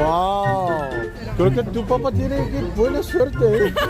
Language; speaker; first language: Spanish; non-native, fluent; Korean